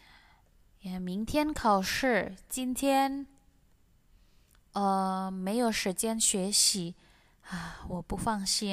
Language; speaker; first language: Chinese; non-native, fluent; Indonesian